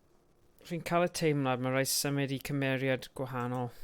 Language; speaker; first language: Welsh; native; Welsh